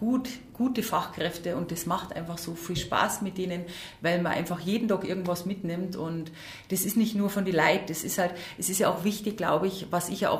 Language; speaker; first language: German; native; German